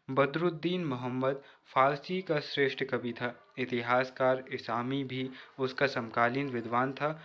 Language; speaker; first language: Hindi; native; Hindi